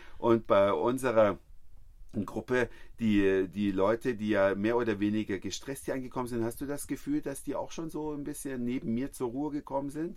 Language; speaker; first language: German; native; German